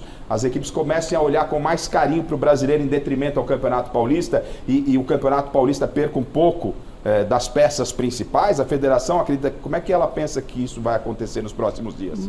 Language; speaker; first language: Portuguese; native; Portuguese